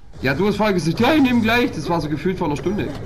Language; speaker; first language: German; native; German